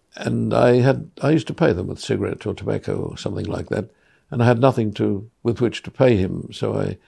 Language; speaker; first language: English; native; English